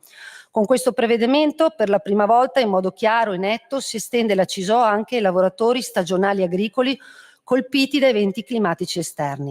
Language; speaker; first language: Italian; native; Italian